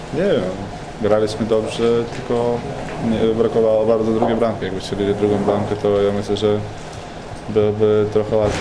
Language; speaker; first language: Polish; non-native, fluent; Latvian